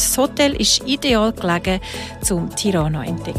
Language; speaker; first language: German; native; German